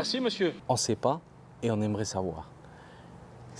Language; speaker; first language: French; native; French